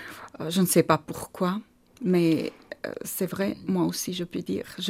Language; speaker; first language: French; non-native, fluent; Armenian